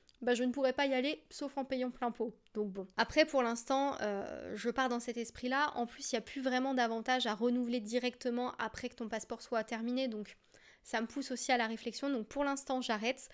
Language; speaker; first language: French; native; French